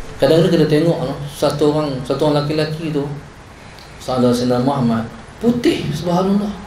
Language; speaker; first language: Malay; native; Malay